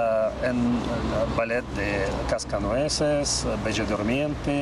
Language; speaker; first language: Spanish; non-native, learner; Russian